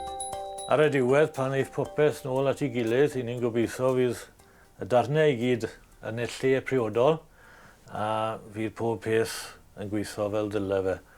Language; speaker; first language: Welsh; native; Welsh